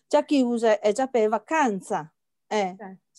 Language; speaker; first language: Italian; non-native, learner; Chinese